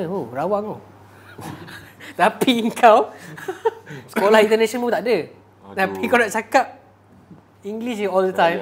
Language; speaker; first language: Malay; native; Malay